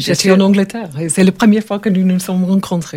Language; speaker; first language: French; non-native, learner; English